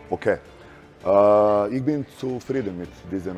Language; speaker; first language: German; non-native, learner; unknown